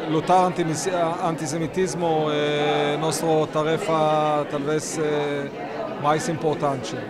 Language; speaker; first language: Portuguese; non-native, fluent; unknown